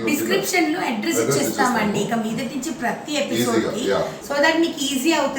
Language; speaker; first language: Telugu; native; Telugu